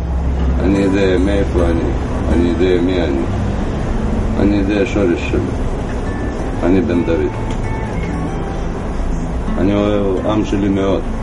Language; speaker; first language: Hebrew; non-native, learner; Russian